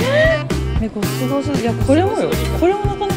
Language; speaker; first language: Japanese; native; Japanese